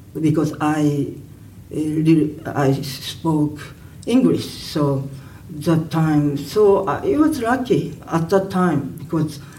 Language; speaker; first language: English; non-native, learner; Japanese